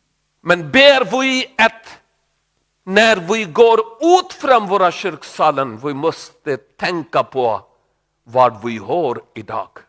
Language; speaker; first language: Swedish; non-native, learner; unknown